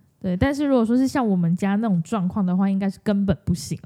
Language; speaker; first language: Chinese; native; Chinese